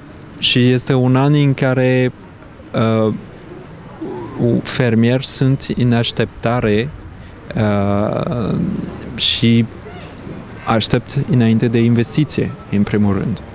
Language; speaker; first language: Romanian; non-native, fluent; French